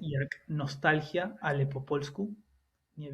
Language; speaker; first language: Polish; non-native, learner; Spanish